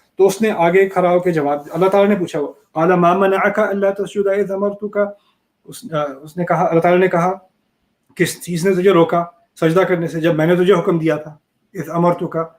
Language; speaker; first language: Urdu; early bilingual, heritage; Urdu